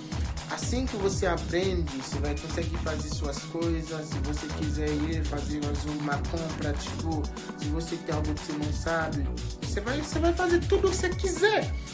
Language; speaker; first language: Portuguese; non-native, learner; Haitian Creole